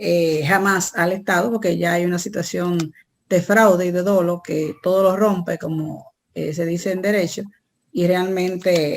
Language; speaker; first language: Spanish; native; Spanish